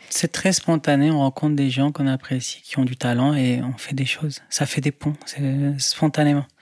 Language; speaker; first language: French; non-native, local second language; Arabic